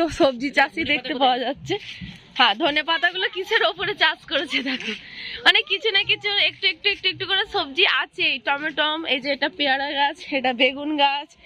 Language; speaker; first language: Bangla; native; Bangla